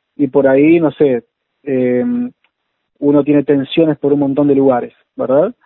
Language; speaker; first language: Spanish; native; Spanish